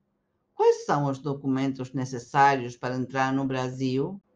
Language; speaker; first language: Portuguese; non-native, fluent; Spanish